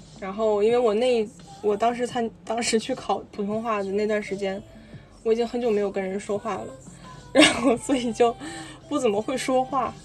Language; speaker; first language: Chinese; native; Chinese